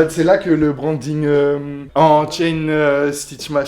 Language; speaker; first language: French; native; French